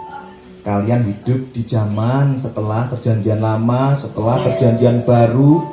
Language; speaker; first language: Indonesian; native; Indonesian